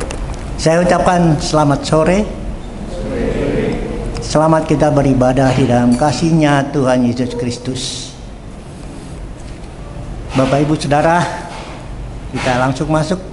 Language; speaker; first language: Indonesian; native; Indonesian